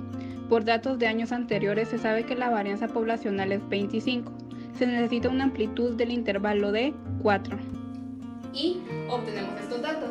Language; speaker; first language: Spanish; native; Spanish